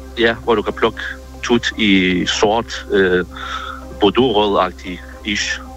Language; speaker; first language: Danish; early bilingual, other home language; Kurdish